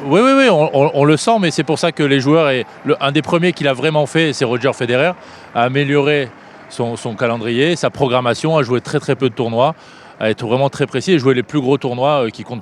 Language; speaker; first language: French; native; French